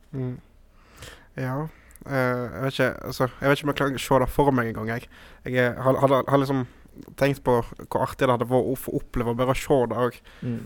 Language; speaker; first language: Norwegian; native; Norwegian